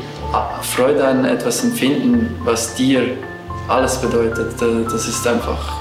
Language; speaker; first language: German; early bilingual, other home language; Russian